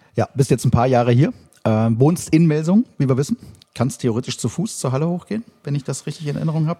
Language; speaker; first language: German; native; German